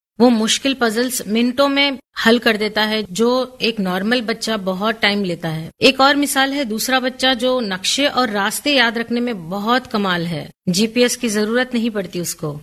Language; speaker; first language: Urdu; native; Urdu